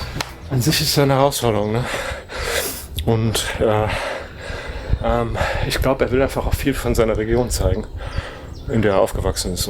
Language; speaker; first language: German; native; German